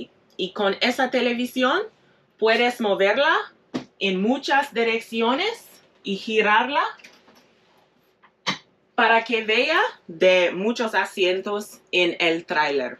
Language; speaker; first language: Spanish; non-native, fluent; English